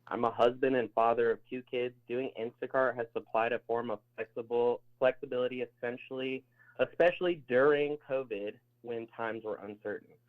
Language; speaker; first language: English; native; English